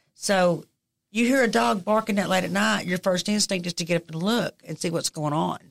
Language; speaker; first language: English; native; English